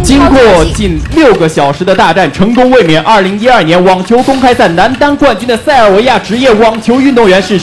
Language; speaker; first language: Chinese; native; Chinese